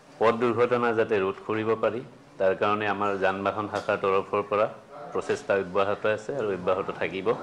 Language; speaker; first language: Assamese; native; Assamese